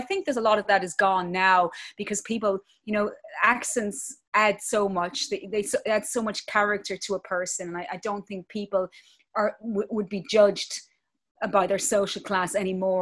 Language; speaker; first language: English; native; English